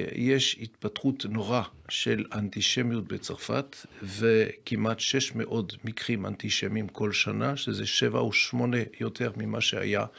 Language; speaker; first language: Hebrew; non-native, fluent; French